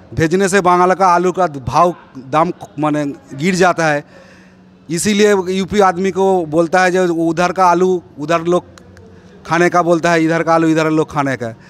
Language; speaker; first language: Hindi; non-native, local second language; Bangla